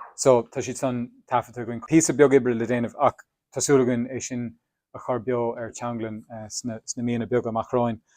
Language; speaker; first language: Irish; native; Irish